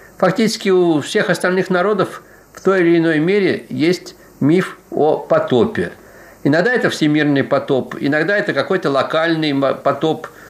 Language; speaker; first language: Russian; native; Russian